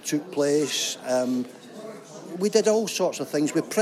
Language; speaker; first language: English; native; English